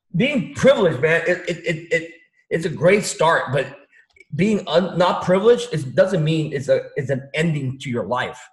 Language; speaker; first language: English; early bilingual, other home language; Vietnamese